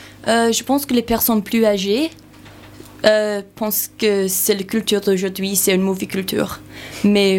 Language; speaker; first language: French; non-native, learner; English